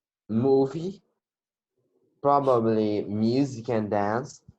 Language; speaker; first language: English; non-native, learner; Portuguese